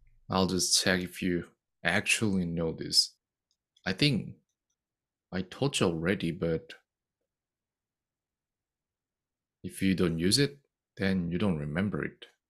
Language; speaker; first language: English; non-native, fluent; Korean